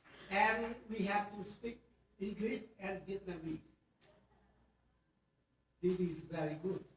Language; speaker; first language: English; non-native, learner; Vietnamese